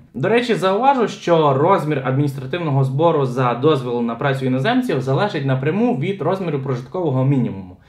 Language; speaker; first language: Ukrainian; native; Ukrainian